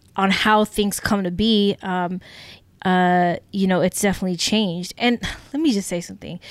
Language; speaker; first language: English; native; English